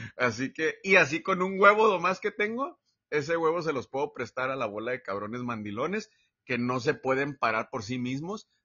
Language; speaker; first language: Spanish; early bilingual, heritage; Spanish